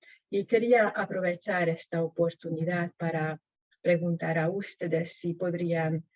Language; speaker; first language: Spanish; non-native, fluent; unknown